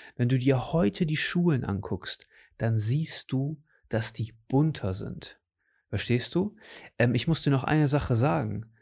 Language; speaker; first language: German; native; German